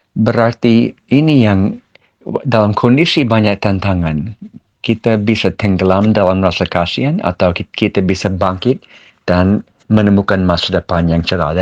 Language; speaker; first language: Malay; non-native, fluent; English